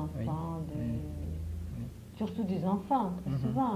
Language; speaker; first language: French; native; French